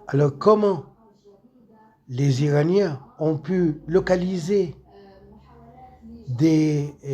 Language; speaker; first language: French; non-native, local second language; Arabic